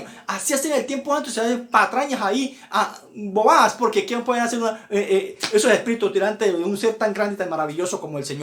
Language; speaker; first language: Spanish; native; Spanish